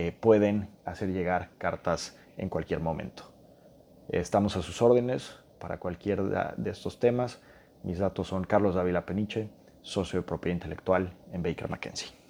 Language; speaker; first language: Spanish; native; Spanish